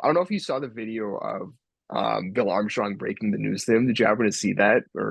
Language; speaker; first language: English; native; English